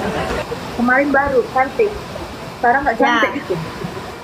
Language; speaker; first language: Indonesian; native; Indonesian